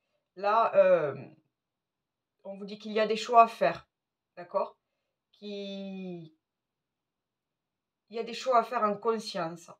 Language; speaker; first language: French; native; French